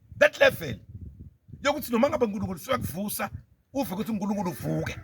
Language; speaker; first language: Zulu; non-native, local second language; Tsonga